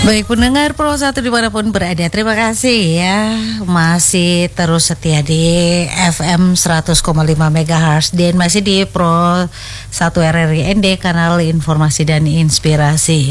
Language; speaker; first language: Indonesian; native; Indonesian